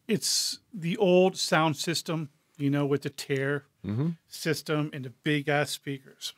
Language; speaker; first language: English; native; English